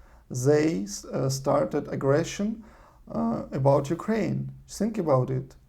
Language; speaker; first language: English; non-native, learner; Russian